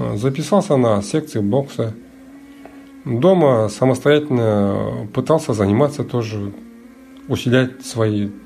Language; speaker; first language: Russian; early bilingual, other home language; Mongolian